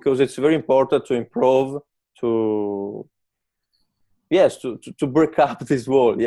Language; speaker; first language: English; non-native, learner; Italian